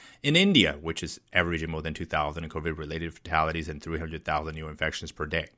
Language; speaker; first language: English; non-native, fluent; Chinese